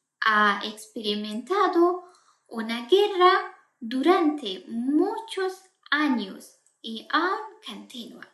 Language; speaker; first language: Spanish; non-native, fluent; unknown